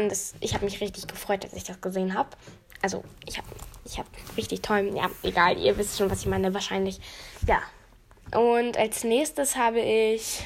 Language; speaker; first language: German; native; German